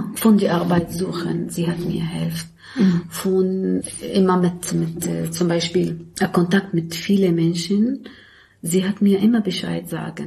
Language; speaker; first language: German; non-native, learner; Arabic